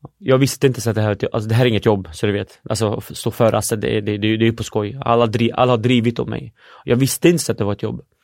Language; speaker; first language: Swedish; early bilingual, other home language; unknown